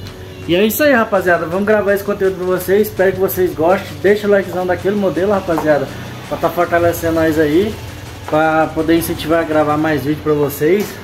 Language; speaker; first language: Portuguese; native; Portuguese